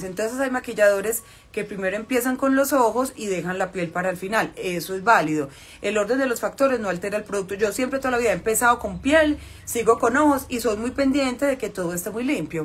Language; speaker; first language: Spanish; native; Spanish